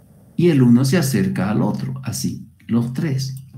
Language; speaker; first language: Spanish; native; Spanish